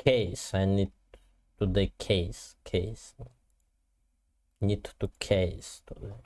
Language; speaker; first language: English; non-native, learner; Russian